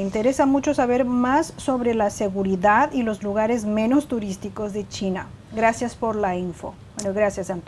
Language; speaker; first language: Spanish; non-native, fluent; Chinese